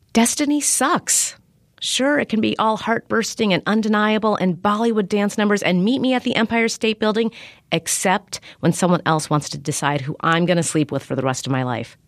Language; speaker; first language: English; native; English